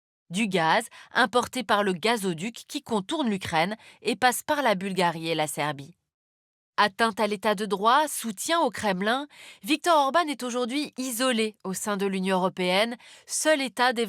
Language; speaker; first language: French; native; French